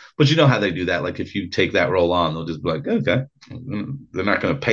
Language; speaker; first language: English; native; English